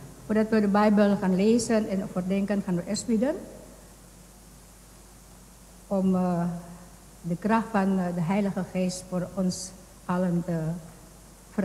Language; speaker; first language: Dutch; non-native, fluent; Indonesian